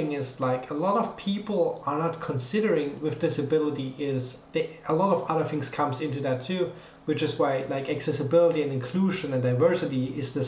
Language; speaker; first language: English; non-native, fluent; German